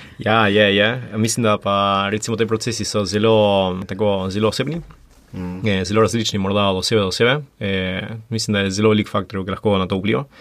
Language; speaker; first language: Slovenian; early bilingual, heritage; Slovenian